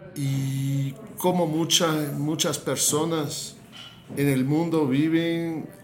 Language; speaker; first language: Spanish; non-native, fluent; English